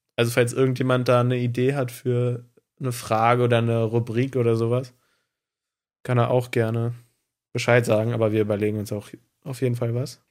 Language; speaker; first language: German; native; German